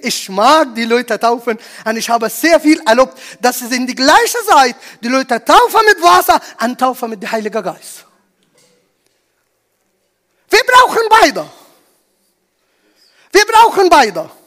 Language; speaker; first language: German; non-native, learner; Arabic